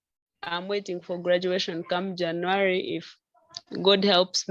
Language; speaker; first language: English; non-native, local second language; Nyankole